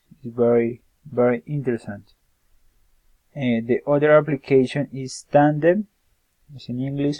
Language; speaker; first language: English; non-native, learner; Spanish